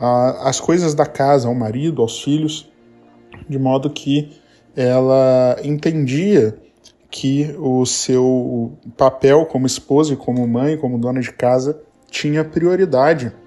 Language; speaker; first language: Portuguese; native; Portuguese